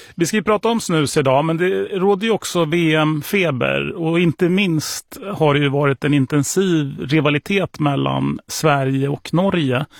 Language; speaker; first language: Swedish; native; Swedish